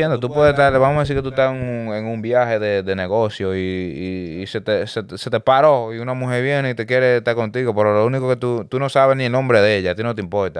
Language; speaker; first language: Spanish; early bilingual, heritage; Spanish